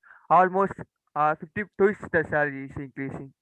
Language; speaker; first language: English; non-native, learner; Tamil